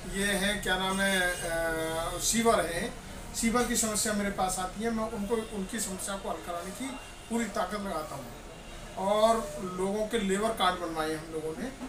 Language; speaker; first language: Hindi; native; Hindi